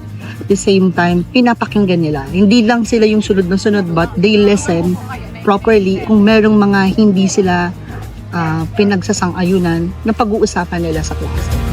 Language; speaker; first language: Filipino; non-native, local second language; Bikol